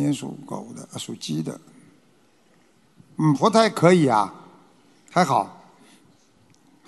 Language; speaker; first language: Chinese; native; Chinese